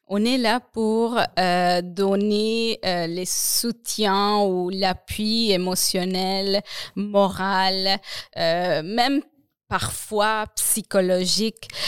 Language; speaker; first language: French; non-native, fluent; Spanish